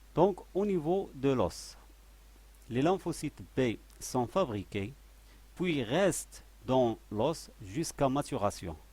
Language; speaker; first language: French; non-native, local second language; Arabic